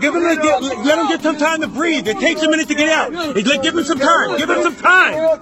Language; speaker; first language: English; native; English